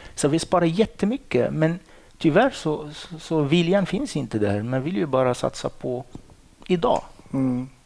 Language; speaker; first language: Swedish; non-native, fluent; Arabic